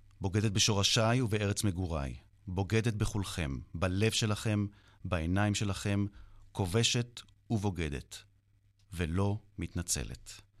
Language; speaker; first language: Hebrew; native; Hebrew